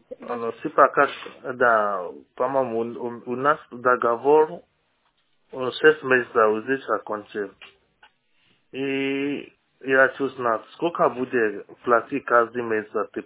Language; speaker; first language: Russian; non-native, learner; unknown